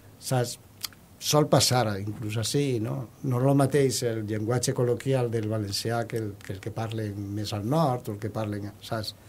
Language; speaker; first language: Catalan; non-native, local second language; Spanish